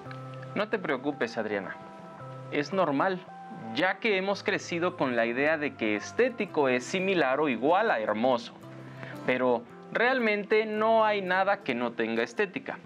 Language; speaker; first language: Spanish; native; Spanish